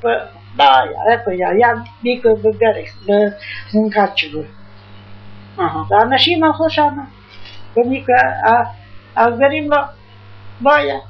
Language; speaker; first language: Hebrew; non-native, fluent; Yiddish